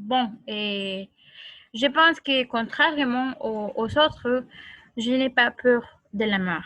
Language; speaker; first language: French; non-native, learner; Spanish